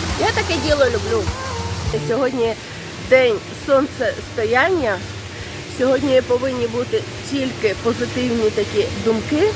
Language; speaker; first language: Ukrainian; non-native, local second language; Russian